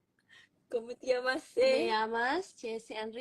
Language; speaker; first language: Spanish; non-native, learner; Indonesian